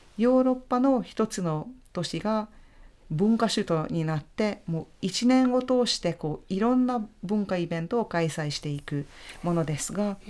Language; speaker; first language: Japanese; non-native, fluent; Hungarian